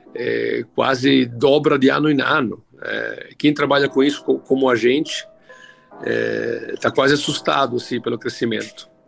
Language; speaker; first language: Portuguese; non-native, fluent; Italian